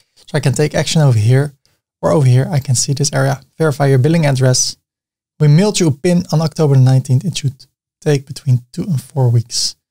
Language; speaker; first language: English; non-native, fluent; Dutch